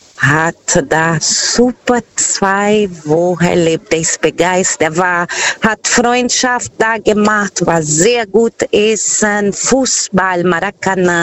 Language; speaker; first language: German; non-native, fluent; Portuguese